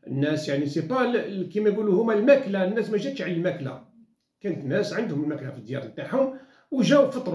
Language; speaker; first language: Arabic; native; Arabic